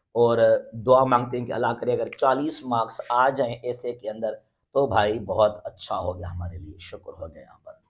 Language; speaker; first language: Urdu; non-native, local second language; Sindhi